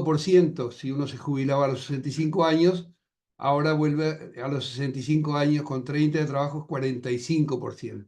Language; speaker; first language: Spanish; native; Spanish